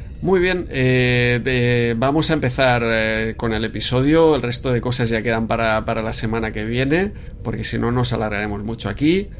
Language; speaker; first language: Spanish; native; Spanish